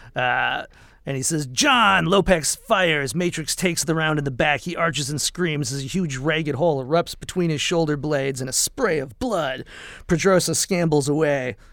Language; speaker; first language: English; native; English